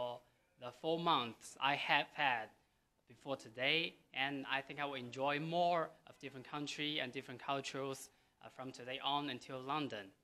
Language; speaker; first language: English; non-native, learner; Chinese